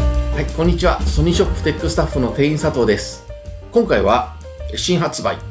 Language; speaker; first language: Japanese; native; Japanese